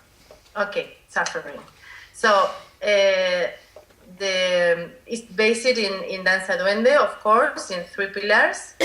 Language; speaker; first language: English; non-native, learner; Spanish